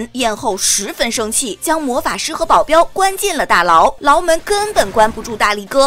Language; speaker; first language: Chinese; native; Chinese